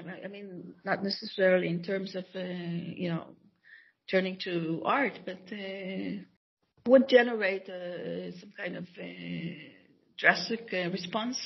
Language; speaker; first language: English; non-native, fluent; Hebrew